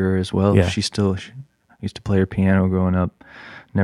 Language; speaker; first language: English; native; English